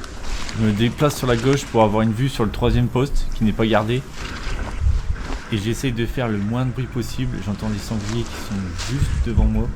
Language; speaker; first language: French; native; French